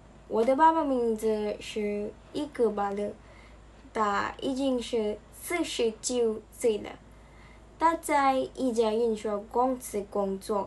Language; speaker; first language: Chinese; non-native, learner; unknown